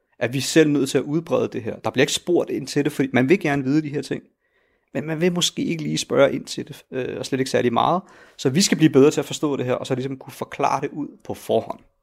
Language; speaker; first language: Danish; early bilingual, other home language; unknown